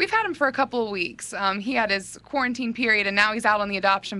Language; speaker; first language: English; native; English